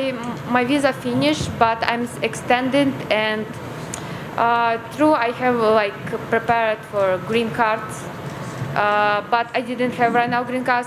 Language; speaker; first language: English; non-native, learner; Ukrainian